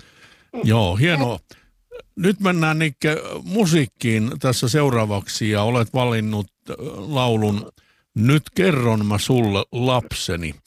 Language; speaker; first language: Finnish; native; Finnish